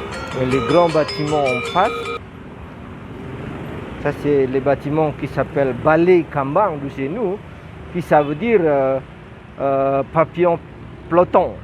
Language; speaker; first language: French; non-native, learner; Indonesian